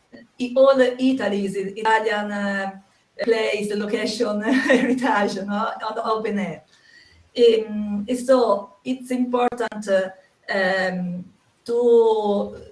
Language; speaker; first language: English; non-native, learner; Italian